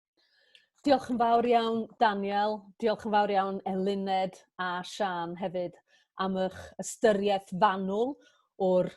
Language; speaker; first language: Welsh; native; Welsh